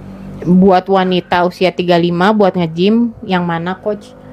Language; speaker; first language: Indonesian; native; Indonesian